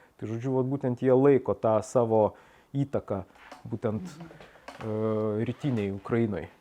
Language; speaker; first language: Lithuanian; native; Lithuanian